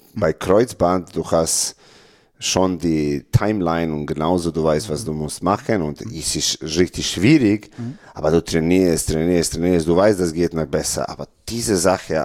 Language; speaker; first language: German; non-native, learner; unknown